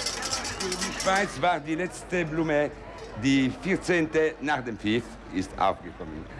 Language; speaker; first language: German; non-native, local second language; Italian